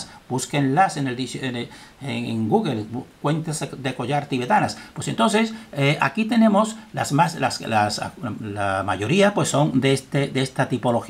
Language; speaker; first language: Spanish; native; Spanish